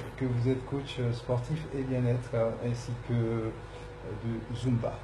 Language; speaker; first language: French; native; French